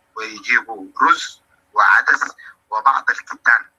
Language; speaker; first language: Arabic; native; Arabic